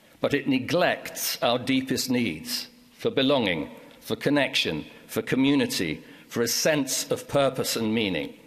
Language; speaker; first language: English; native; English